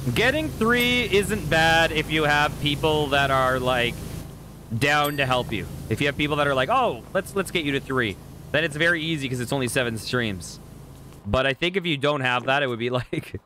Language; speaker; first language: English; native; English